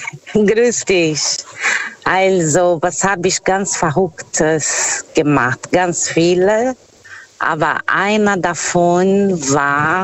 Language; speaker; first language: German; non-native, fluent; Portuguese